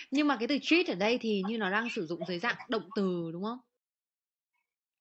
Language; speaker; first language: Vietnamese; native; Vietnamese